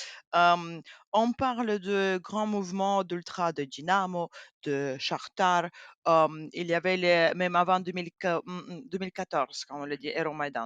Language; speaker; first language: French; non-native, fluent; Ukrainian